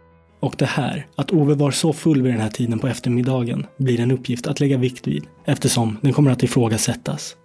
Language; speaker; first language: Swedish; native; Swedish